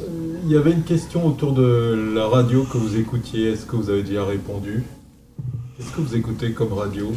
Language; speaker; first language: French; native; French